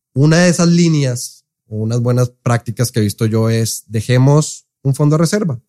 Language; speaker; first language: Spanish; native; Spanish